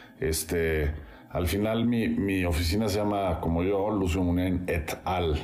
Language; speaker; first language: Spanish; native; Spanish